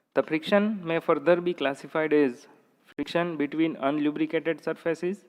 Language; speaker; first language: English; non-native, local second language; Gujarati